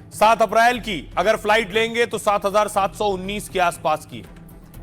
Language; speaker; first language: Hindi; native; Hindi